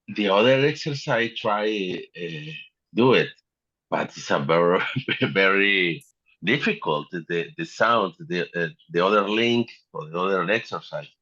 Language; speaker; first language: English; non-native, learner; Spanish